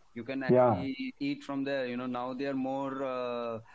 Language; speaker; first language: English; non-native, local second language; Hindi